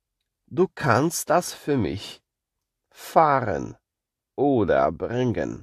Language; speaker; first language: German; non-native, fluent; Polish